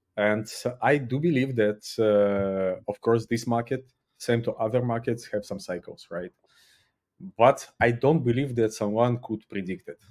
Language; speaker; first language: English; non-native, fluent; Uzbek